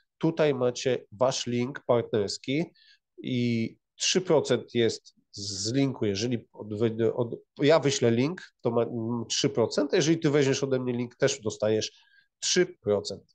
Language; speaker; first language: Polish; native; Polish